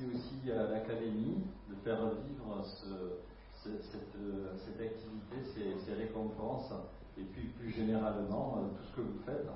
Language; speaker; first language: French; native; French